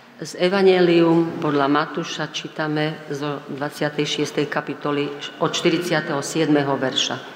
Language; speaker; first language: Slovak; native; Slovak